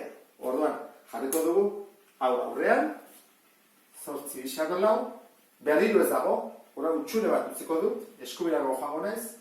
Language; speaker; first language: Basque; native; Basque